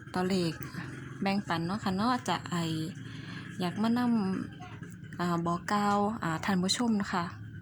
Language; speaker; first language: Thai; native; Thai